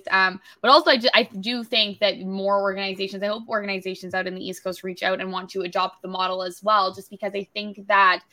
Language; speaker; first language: English; native; English